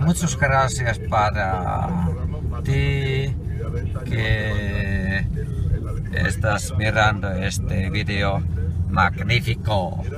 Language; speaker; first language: Spanish; non-native, learner; Finnish